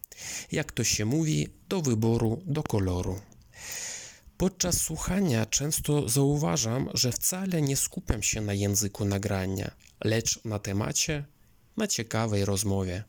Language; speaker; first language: Polish; non-native, fluent; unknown